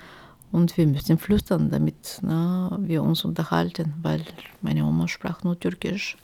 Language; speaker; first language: German; non-native, fluent; Turkish